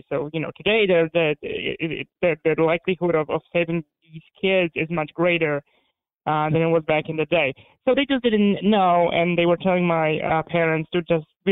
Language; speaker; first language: English; non-native, fluent; Polish